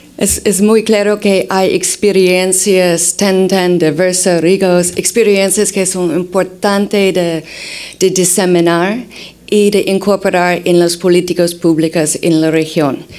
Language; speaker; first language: Spanish; non-native, fluent; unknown